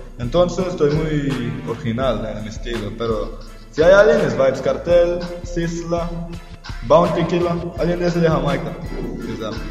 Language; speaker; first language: Spanish; non-native, learner; Norwegian